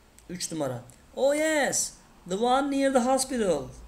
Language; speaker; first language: English; non-native, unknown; Turkish